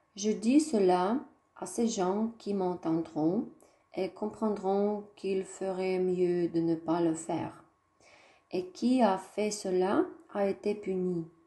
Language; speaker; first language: French; non-native, fluent; Russian